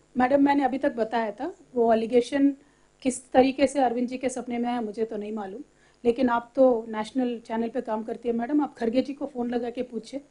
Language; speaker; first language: Hindi; non-native, local second language; Telugu